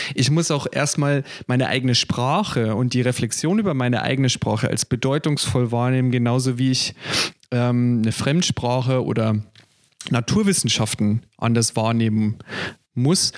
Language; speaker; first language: German; native; German